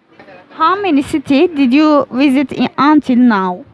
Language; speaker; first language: English; non-native, learner; Turkish